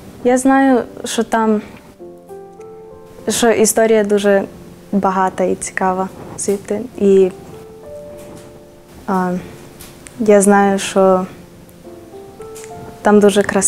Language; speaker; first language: Ukrainian; early bilingual, heritage; Ukrainian